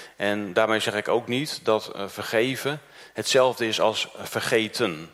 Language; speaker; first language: Dutch; early bilingual, other home language; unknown